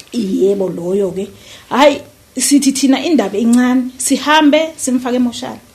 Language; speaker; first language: Zulu; native; Zulu